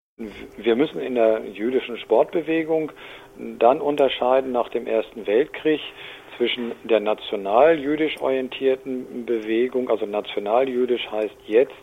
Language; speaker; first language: German; native; German